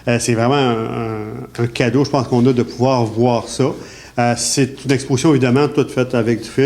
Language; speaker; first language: French; native; French